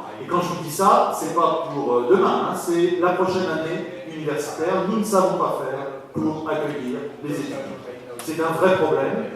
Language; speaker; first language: French; native; French